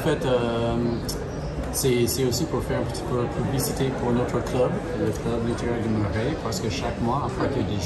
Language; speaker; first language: French; non-native, fluent; English